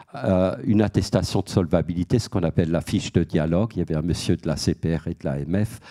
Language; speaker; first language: French; native; French